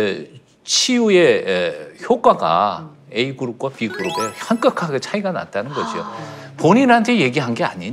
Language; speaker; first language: Korean; native; Korean